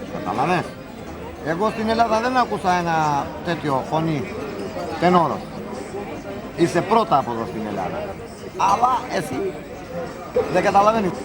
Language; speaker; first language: Greek; non-native, learner; Italian